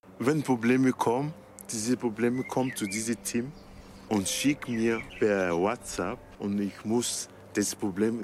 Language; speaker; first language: German; non-native, learner; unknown